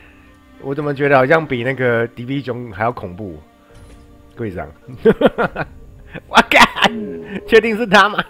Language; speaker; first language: Chinese; native; Chinese